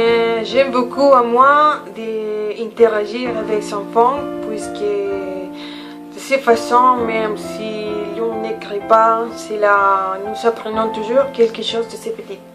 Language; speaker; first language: French; non-native, learner; Spanish